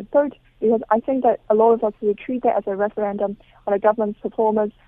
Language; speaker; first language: English; non-native, local second language; Cantonese